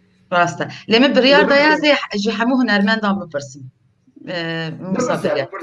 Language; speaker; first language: Kurdish; native; Kurdish